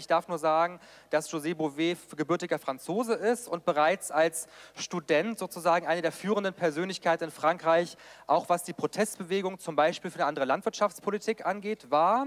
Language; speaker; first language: German; native; German